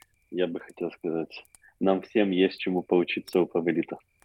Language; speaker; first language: Russian; native; Russian